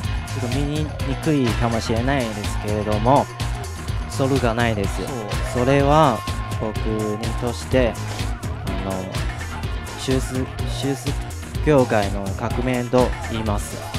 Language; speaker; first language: Japanese; non-native, fluent; Chinese